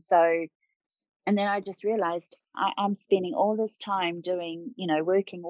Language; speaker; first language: English; native; English